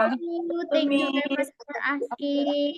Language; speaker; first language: English; non-native, local second language; Indonesian